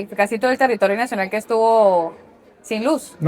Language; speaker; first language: Spanish; native; Spanish